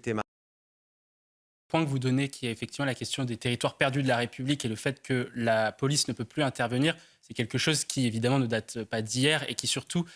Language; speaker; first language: French; native; French